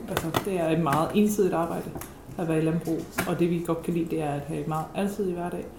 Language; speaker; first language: Danish; non-native, fluent; English